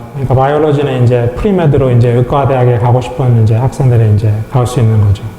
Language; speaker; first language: Korean; native; Korean